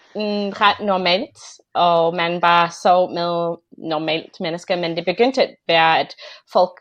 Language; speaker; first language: Danish; non-native, fluent; English